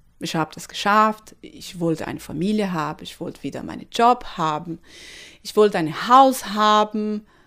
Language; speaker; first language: German; non-native, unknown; Portuguese